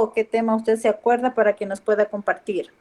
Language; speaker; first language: Spanish; native; Spanish